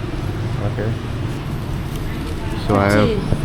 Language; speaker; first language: English; non-native, local second language; Urdu